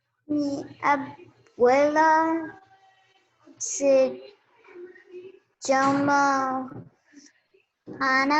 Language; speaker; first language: Spanish; non-native, learner; English